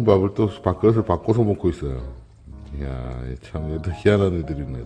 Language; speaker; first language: Korean; native; Korean